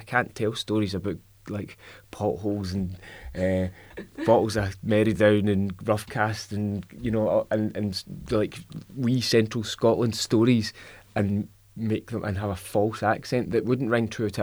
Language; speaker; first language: English; native; English